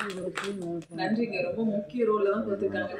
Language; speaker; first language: Tamil; native; Tamil